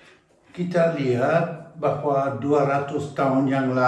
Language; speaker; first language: Indonesian; non-native, learner; German